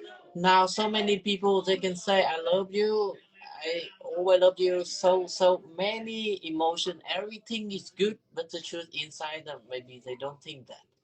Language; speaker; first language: English; non-native, learner; Vietnamese